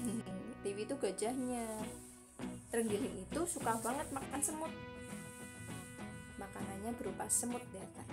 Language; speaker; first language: Indonesian; native; Indonesian